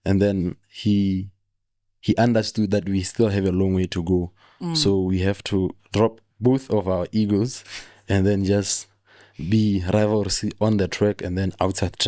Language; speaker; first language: English; non-native, local second language; Tswana